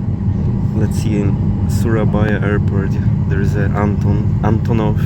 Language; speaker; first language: English; non-native, fluent; Polish